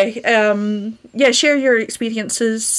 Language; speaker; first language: English; native; English